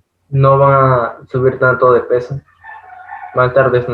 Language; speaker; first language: Spanish; native; Spanish